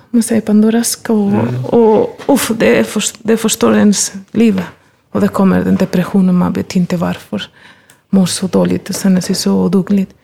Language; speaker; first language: Swedish; non-native, fluent; Spanish